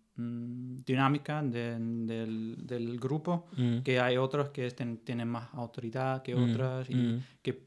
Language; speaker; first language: Spanish; non-native, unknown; German